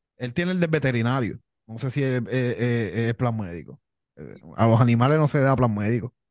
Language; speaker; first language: Spanish; native; Spanish